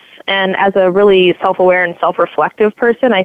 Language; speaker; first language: English; native; English